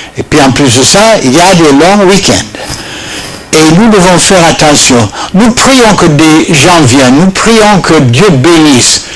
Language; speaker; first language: French; non-native, fluent; English